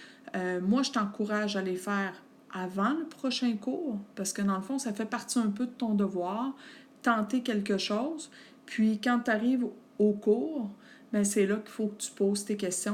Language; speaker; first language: French; native; French